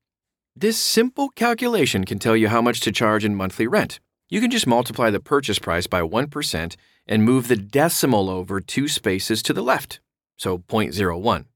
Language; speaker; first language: English; native; English